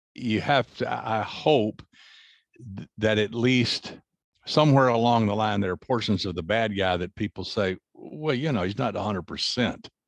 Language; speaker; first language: English; native; English